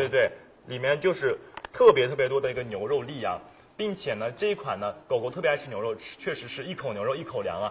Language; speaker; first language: Chinese; native; Chinese